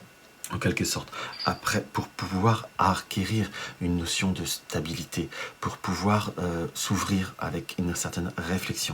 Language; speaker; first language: French; native; French